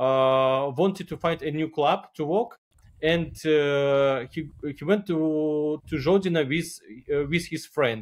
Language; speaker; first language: English; non-native, learner; Belarusian